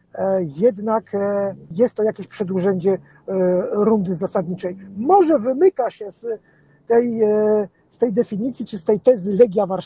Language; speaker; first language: Polish; native; Polish